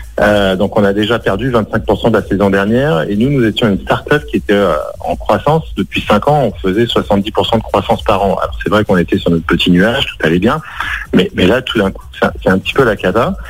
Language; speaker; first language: French; native; French